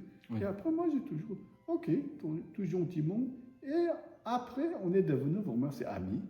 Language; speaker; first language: French; non-native, learner; Tibetan